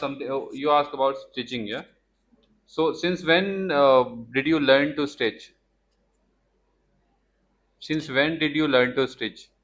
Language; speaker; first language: English; non-native, fluent; Hindi